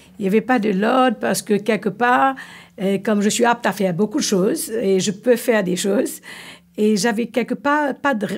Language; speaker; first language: French; non-native, local second language; Morisyen